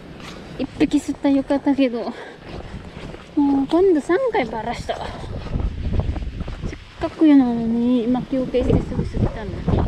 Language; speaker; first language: Japanese; non-native, learner; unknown